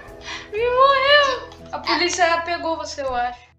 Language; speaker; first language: Portuguese; native; Portuguese